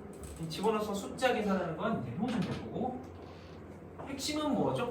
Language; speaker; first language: Korean; native; Korean